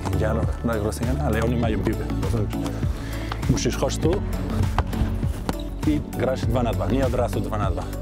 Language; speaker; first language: Polish; non-native, learner; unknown